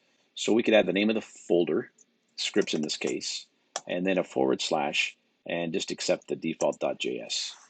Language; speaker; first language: English; native; English